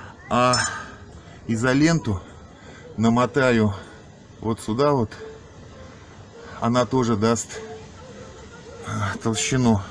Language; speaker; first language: Russian; native; Russian